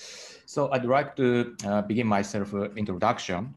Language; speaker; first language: English; non-native, learner; Japanese